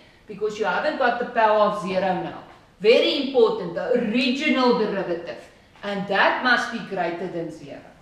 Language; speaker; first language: English; non-native, local second language; Afrikaans